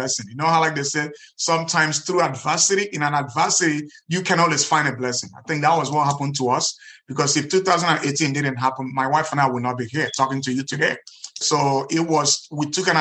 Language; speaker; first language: English; non-native, local second language; Igbo